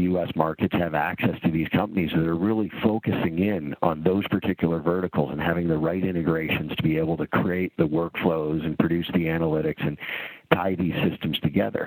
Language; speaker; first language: English; native; English